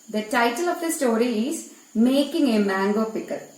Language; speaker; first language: English; non-native, local second language; Malayalam